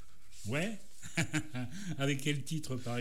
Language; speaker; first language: French; native; French